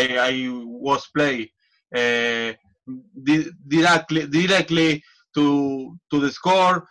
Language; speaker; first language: English; non-native, learner; Spanish